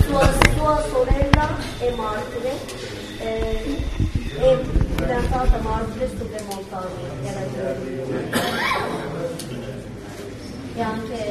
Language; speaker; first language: Italian; non-native, fluent; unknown